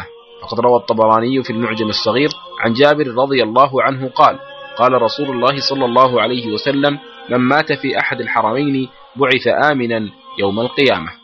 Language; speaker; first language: Arabic; native; Arabic